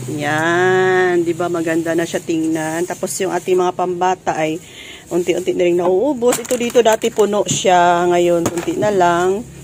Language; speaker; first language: Filipino; native; Filipino